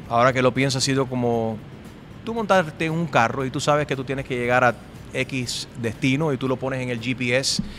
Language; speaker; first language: Spanish; early bilingual, heritage; Spanish